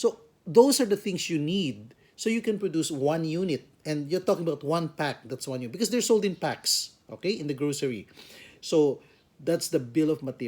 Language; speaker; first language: English; non-native, local second language; Filipino